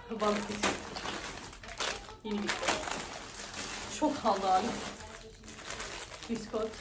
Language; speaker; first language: Turkish; non-native, fluent; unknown